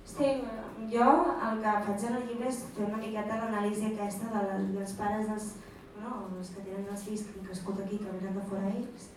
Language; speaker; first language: Catalan; early bilingual, other home language; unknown